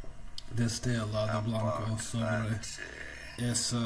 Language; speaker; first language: Spanish; non-native, learner; English